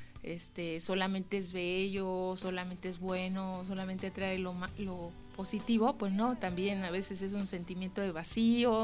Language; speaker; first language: Spanish; native; Spanish